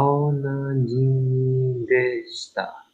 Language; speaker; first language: Japanese; non-native, learner; English